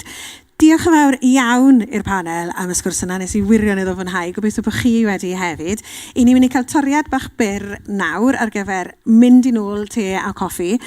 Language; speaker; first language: Welsh; native; Welsh